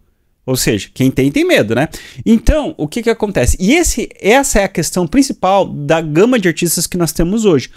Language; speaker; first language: Portuguese; native; Portuguese